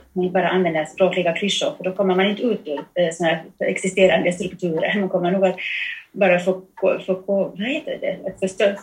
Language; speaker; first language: Swedish; early bilingual, heritage; German